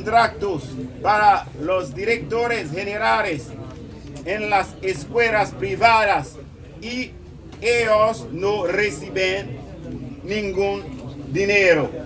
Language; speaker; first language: Spanish; non-native, learner; Haitian Creole